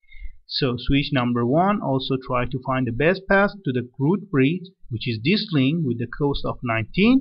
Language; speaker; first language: English; non-native, fluent; Persian